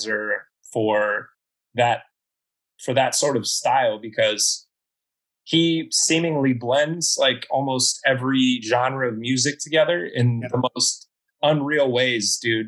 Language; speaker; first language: English; native; English